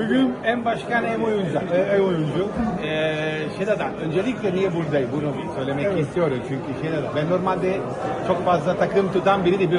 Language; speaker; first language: Turkish; non-native, fluent; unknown